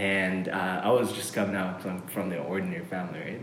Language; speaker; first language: English; early bilingual, other home language; Uzbek